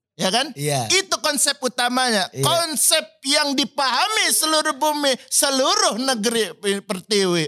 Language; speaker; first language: Indonesian; native; Indonesian